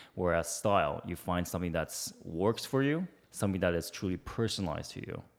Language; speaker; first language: English; early bilingual, other home language; Chinese